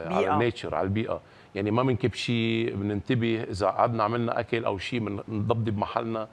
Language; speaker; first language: Arabic; native; Arabic